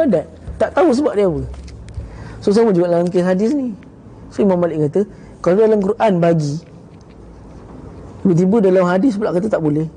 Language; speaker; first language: Malay; native; Malay